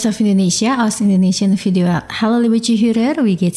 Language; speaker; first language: German; non-native, fluent; Indonesian